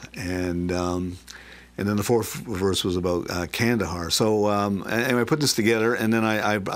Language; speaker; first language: English; native; English